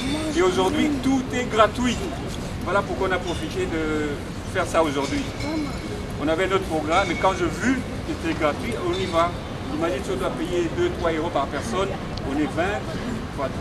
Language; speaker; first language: French; native; French